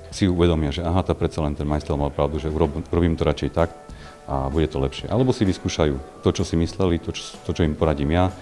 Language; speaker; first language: Slovak; native; Slovak